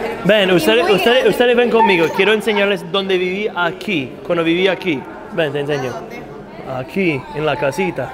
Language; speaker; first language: Spanish; non-native, fluent; English